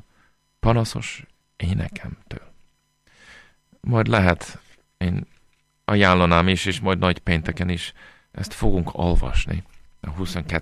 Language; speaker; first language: Hungarian; non-native, fluent; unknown